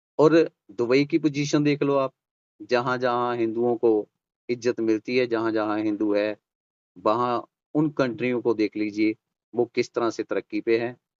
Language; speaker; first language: Hindi; native; Hindi